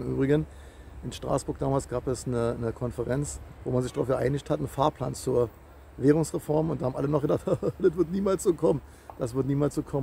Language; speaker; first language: German; native; German